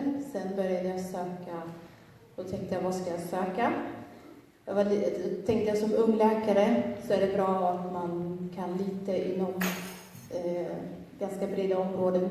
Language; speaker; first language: Swedish; early bilingual, other home language; Somali